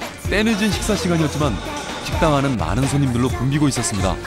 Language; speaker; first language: Korean; native; Korean